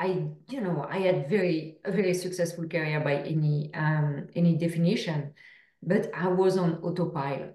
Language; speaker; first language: English; non-native, fluent; French